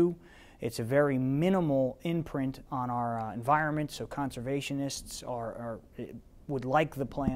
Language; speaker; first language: English; native; English